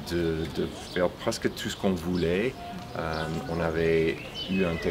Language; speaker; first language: French; non-native, fluent; English